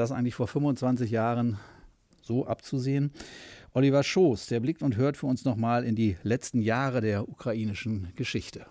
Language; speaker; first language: German; native; German